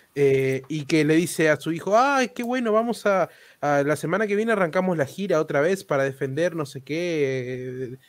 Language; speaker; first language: Spanish; native; Spanish